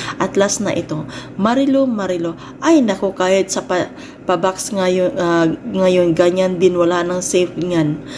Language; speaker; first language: Filipino; non-native, local second language; Cebuano